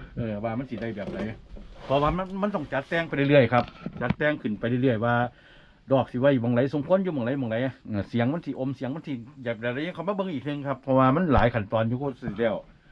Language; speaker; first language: Thai; native; Thai